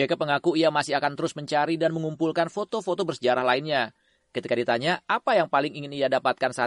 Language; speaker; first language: Indonesian; native; Indonesian